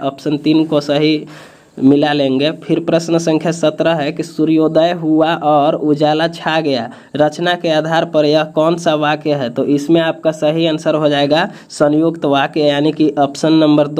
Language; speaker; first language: Hindi; native; Hindi